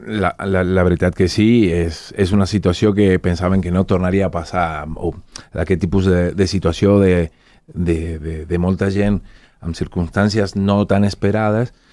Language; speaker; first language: Catalan; non-native, fluent; Spanish